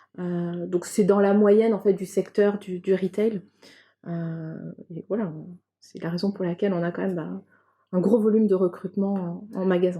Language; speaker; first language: French; native; French